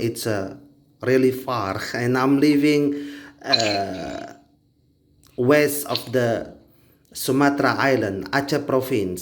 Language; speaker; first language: English; non-native, learner; Indonesian